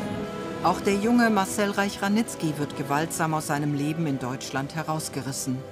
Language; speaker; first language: German; native; German